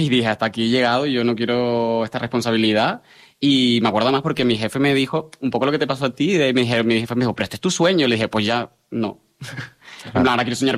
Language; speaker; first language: Spanish; native; Spanish